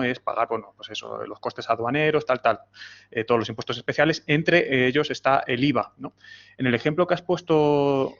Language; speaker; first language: Spanish; native; Spanish